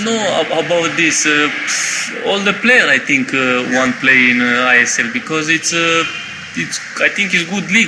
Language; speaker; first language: English; non-native, learner; Romanian